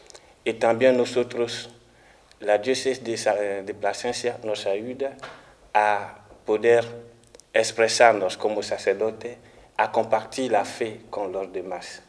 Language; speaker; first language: Spanish; non-native, fluent; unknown